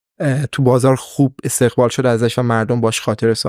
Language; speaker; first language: Persian; native; Persian